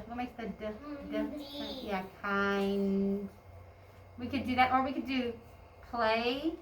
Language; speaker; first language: English; native; English